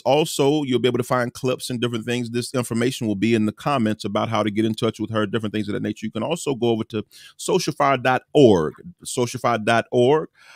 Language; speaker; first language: English; native; English